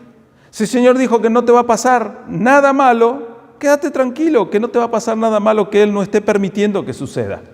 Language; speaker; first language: Spanish; native; Spanish